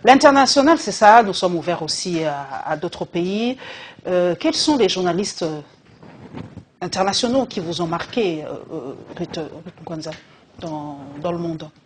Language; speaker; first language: French; non-native, local second language; Lingala